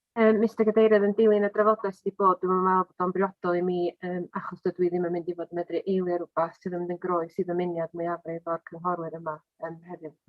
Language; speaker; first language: Welsh; native; Welsh